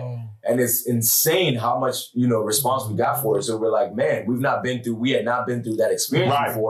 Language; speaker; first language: English; non-native, local second language; Akan